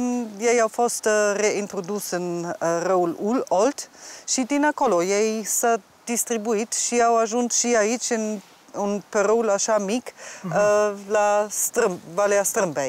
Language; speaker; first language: Romanian; non-native, fluent; German